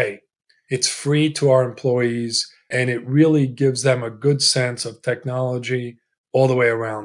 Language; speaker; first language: English; early bilingual, other home language; Italian